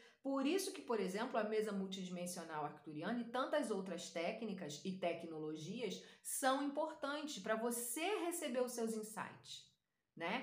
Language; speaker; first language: Portuguese; native; Portuguese